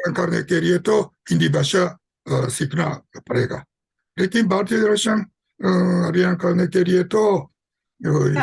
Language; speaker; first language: Hindi; non-native, fluent; Japanese